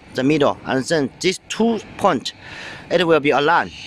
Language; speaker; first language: English; non-native, learner; Chinese